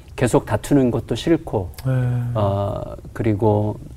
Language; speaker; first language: Korean; native; Korean